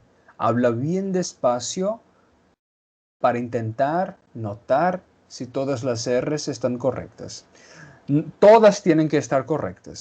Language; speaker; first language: Spanish; non-native, fluent; Portuguese